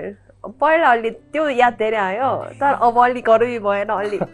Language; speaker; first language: Nepali; non-native, learner; Korean